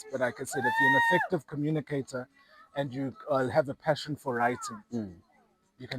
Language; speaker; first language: English; non-native, local second language; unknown